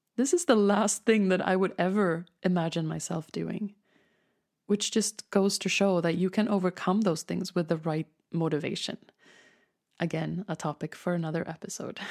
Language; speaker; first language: English; non-native, fluent; Swedish